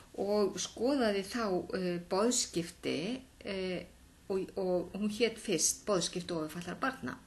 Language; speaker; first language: Icelandic; native; Icelandic